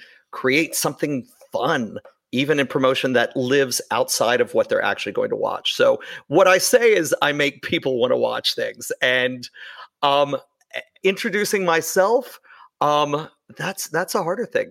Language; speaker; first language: English; native; English